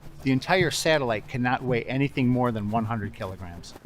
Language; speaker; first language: English; native; English